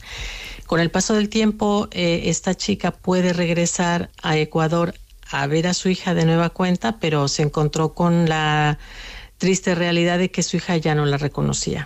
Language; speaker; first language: Spanish; native; Spanish